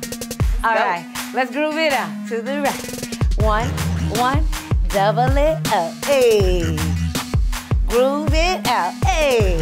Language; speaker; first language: English; native; English